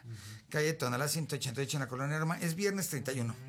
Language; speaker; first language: Spanish; native; Spanish